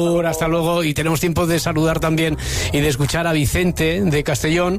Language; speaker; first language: Spanish; native; Spanish